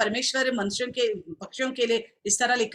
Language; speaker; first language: Hindi; non-native, local second language; Telugu